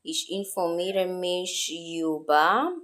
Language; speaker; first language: German; non-native, learner; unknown